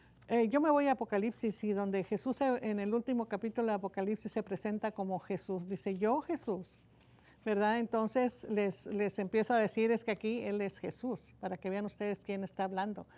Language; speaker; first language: Spanish; native; Spanish